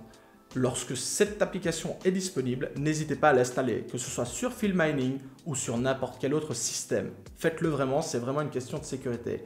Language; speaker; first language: French; native; French